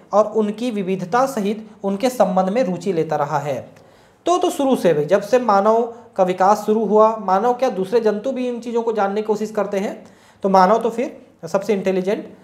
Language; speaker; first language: Hindi; native; Hindi